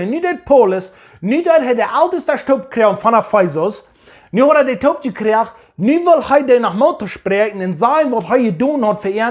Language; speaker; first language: German; non-native, learner; English